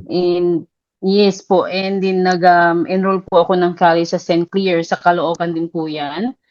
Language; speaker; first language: Filipino; non-native, local second language; Cebuano